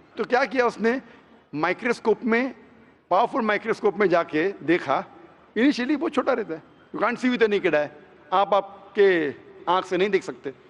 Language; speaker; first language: Hindi; non-native, local second language; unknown